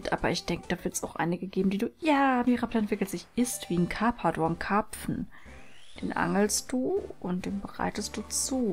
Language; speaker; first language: German; native; German